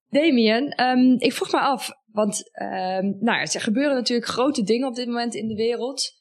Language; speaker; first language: Dutch; native; Dutch